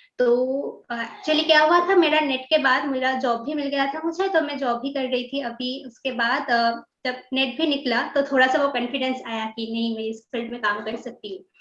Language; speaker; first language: Hindi; non-native, local second language; Bangla